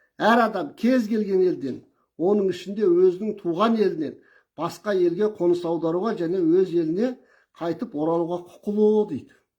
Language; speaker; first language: Kazakh; early bilingual, heritage; Kazakh